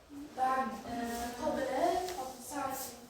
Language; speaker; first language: Arabic; non-native, learner; Uzbek